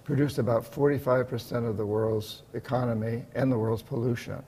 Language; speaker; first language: English; native; English